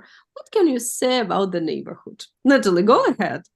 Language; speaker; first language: English; non-native, fluent; Russian